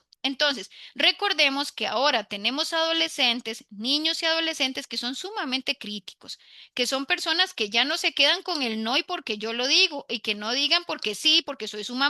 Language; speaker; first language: Spanish; native; Spanish